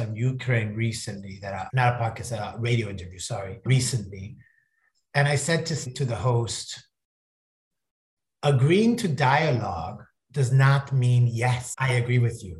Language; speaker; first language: English; native; English